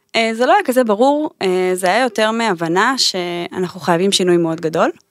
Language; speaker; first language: Hebrew; native; Hebrew